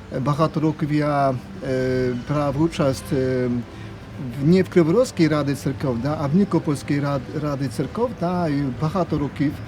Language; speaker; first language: Polish; non-native, learner; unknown